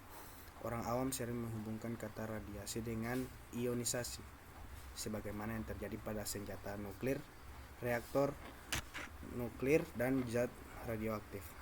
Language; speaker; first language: Indonesian; native; Indonesian